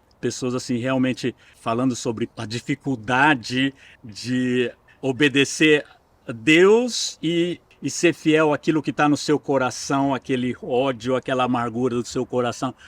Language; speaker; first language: Portuguese; native; Portuguese